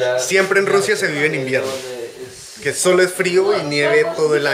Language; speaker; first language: Spanish; native; Spanish